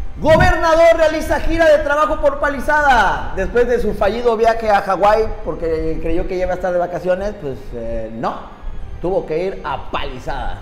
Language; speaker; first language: Spanish; native; Spanish